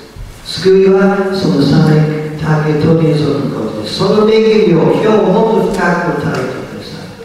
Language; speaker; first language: Japanese; non-native, learner; English